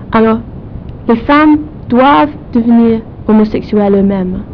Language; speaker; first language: French; non-native, fluent; German